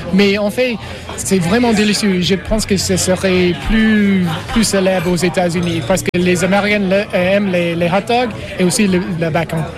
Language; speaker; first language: French; non-native, learner; English